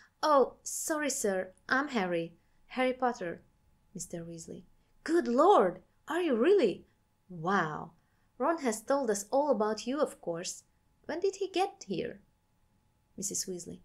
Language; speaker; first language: English; non-native, fluent; Hungarian